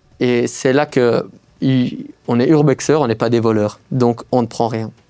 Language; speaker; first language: French; native; French